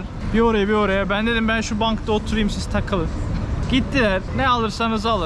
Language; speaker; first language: Turkish; native; Turkish